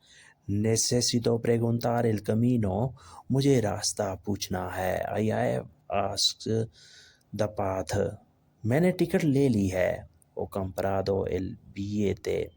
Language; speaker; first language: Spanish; non-native, learner; Urdu